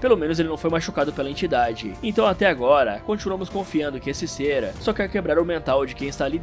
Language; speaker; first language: Portuguese; native; Portuguese